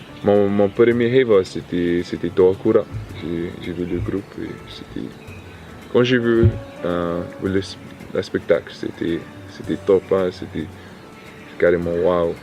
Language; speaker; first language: French; non-native, learner; English